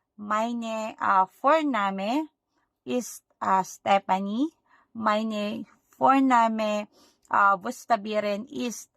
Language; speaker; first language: German; non-native, learner; Filipino